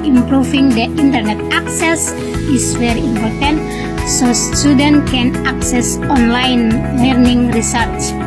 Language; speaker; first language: English; non-native, learner; Indonesian